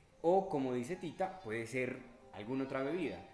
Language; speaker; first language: Spanish; native; Spanish